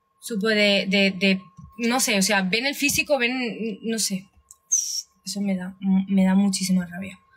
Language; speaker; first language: Spanish; early bilingual, other home language; Russian